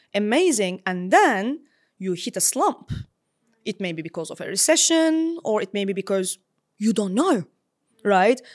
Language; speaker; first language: English; non-native, fluent; Turkish